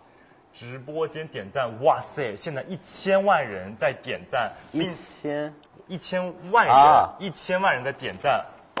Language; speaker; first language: Chinese; native; Chinese